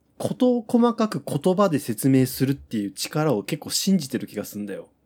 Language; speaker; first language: Japanese; native; Japanese